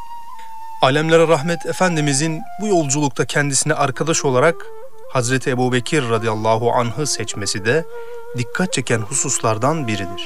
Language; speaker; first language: Turkish; native; Turkish